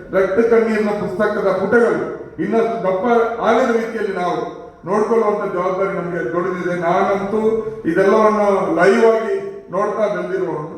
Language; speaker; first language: Kannada; non-native, local second language; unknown